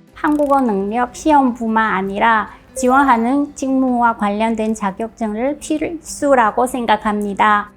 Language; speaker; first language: Korean; non-native, fluent; Chinese